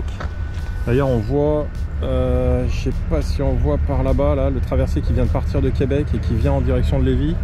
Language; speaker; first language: French; native; French